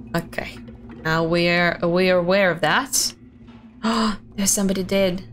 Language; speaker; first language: English; non-native, fluent; Russian